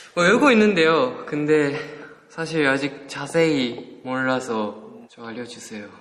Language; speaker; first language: Korean; non-native, fluent; Japanese